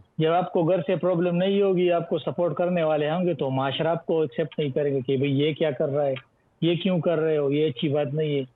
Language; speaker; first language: Urdu; non-native, local second language; Pashto